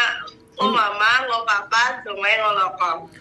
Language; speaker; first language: Cantonese; non-native, learner; Indonesian